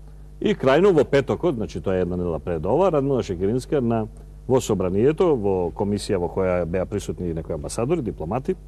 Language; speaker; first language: Macedonian; native; Macedonian